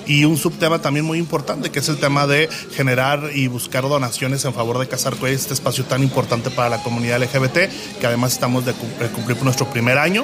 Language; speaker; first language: Spanish; native; Spanish